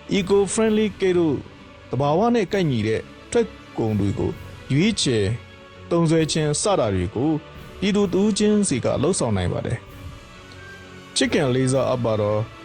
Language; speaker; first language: Burmese; non-native, local second language; Hakha Chin